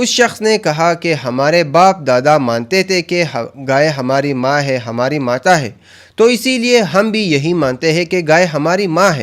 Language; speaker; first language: Hindi; native; Hindi